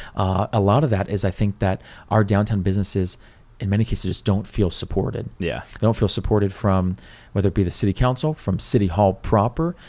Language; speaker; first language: English; native; English